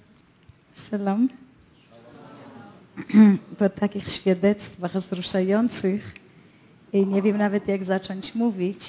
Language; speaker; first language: Polish; non-native, fluent; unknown